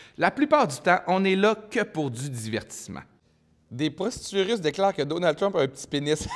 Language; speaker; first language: French; native; French